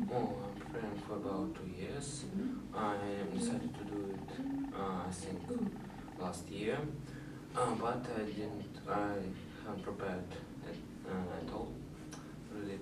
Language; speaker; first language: English; non-native, learner; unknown